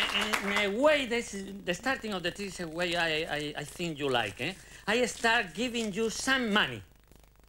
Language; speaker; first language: English; non-native, learner; Spanish